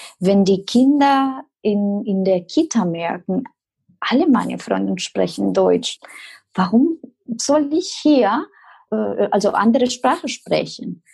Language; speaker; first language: German; non-native, fluent; Spanish